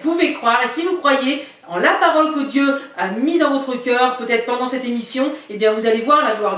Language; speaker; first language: French; native; French